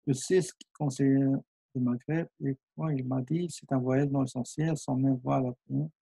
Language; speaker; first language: French; non-native, local second language; Arabic